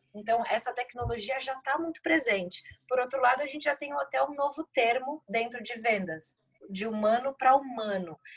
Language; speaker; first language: Portuguese; native; Portuguese